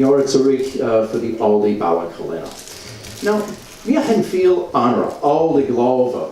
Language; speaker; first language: German; non-native, learner; English